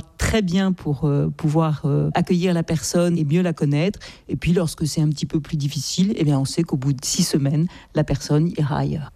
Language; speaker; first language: French; native; French